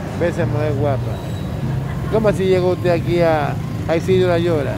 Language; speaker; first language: Spanish; native; Spanish